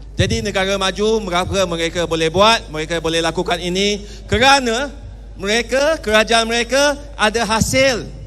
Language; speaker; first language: Malay; non-native, local second language; Chinese